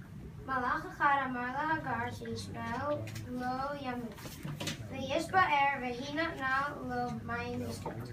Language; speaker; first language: Hebrew; non-native, learner; English